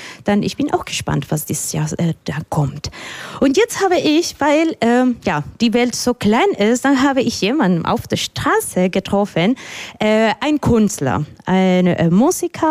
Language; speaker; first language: German; non-native, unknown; Spanish